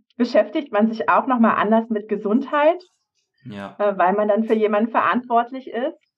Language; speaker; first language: German; native; German